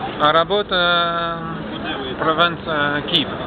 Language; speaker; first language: Russian; non-native, learner; French